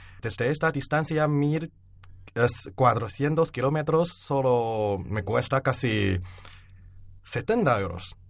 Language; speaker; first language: Spanish; non-native, learner; Chinese